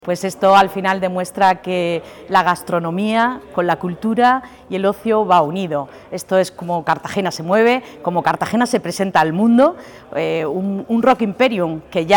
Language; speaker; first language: Spanish; native; Spanish